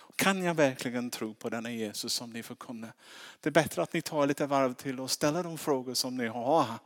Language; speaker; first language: Swedish; non-native, fluent; English